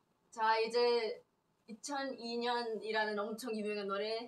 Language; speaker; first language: Korean; early bilingual, heritage; Korean